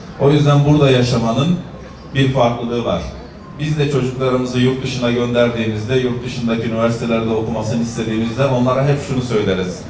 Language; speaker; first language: Turkish; native; Turkish